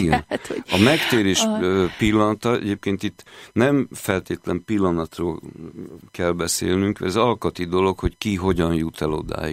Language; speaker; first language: Hungarian; native; Hungarian